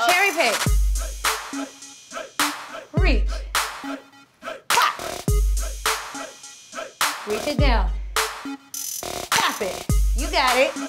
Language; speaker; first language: English; native; English